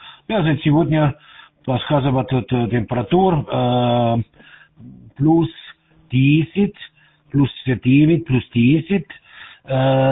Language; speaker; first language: Russian; non-native, learner; German